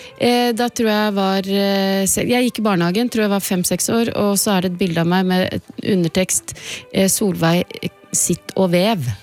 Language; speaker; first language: Norwegian; native; Norwegian